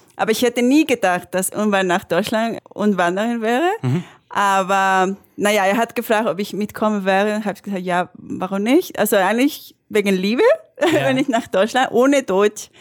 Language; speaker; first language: German; non-native, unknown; Spanish